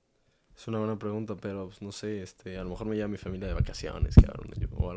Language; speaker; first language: Spanish; native; Spanish